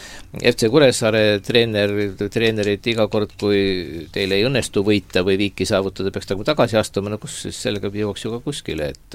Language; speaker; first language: Estonian; native; Estonian